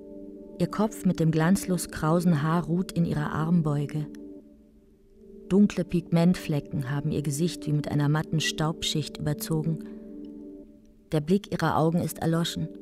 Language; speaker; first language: German; native; German